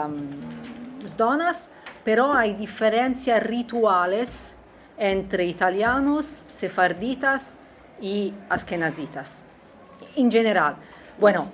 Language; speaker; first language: Spanish; non-native, learner; Italian